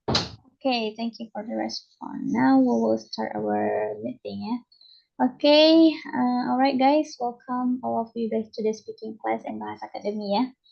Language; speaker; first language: English; non-native, learner; Indonesian